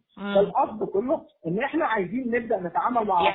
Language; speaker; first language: Arabic; native; Arabic